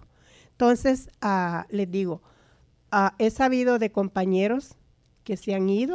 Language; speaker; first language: Spanish; native; Spanish